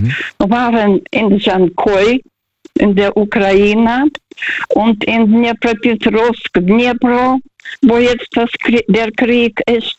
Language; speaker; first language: German; non-native, fluent; Russian